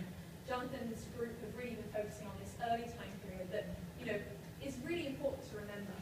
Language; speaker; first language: English; native; English